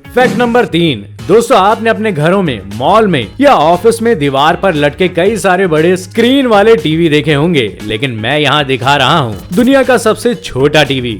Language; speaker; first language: Hindi; native; Hindi